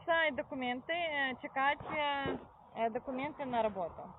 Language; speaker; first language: Russian; non-native, local second language; Ukrainian